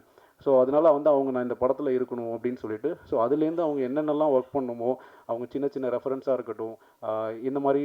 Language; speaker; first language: Tamil; native; Tamil